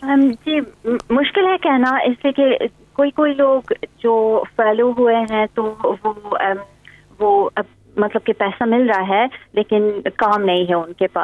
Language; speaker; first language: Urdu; early bilingual, heritage; English